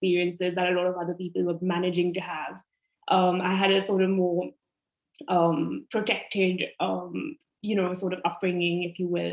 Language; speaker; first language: English; non-native, local second language; Hindi